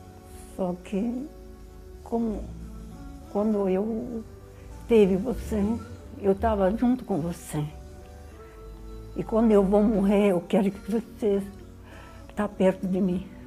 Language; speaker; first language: Portuguese; non-native, learner; Arabic